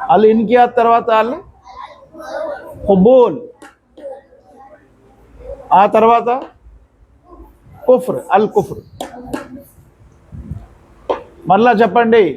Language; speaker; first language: Telugu; non-native, local second language; Urdu